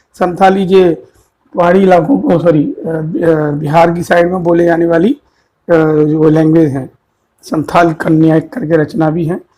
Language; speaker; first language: Hindi; native; Hindi